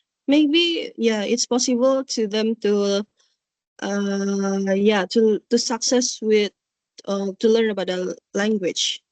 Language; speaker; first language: English; non-native, learner; Indonesian